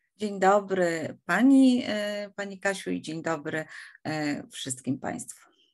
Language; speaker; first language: Polish; native; Polish